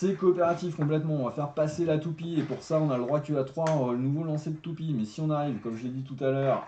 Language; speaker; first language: French; native; French